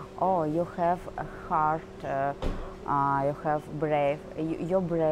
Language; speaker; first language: English; non-native, learner; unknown